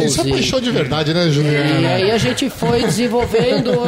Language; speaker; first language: Portuguese; non-native, fluent; French